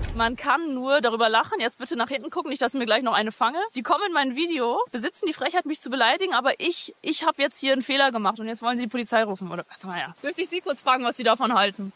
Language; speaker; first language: German; early bilingual, other home language; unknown